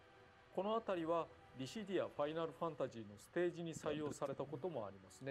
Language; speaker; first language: Japanese; native; Japanese